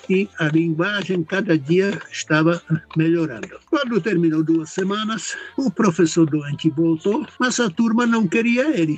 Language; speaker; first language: Portuguese; non-native, fluent; Czech